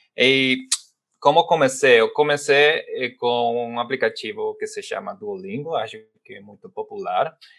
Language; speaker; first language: Portuguese; non-native, fluent; Spanish